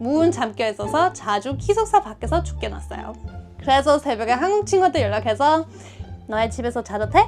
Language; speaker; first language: Korean; non-native, fluent; German